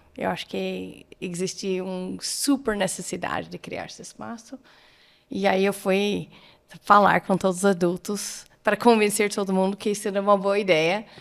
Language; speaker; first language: Portuguese; non-native, fluent; English